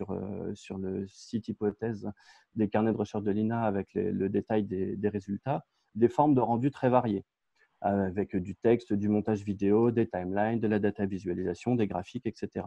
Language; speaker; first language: French; native; French